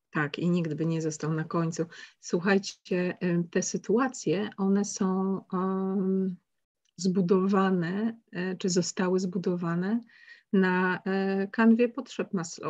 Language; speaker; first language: Polish; native; Polish